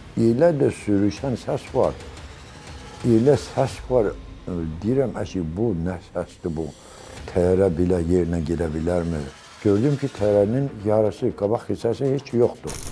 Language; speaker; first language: Azerbaijani; non-native, local second language; Avaric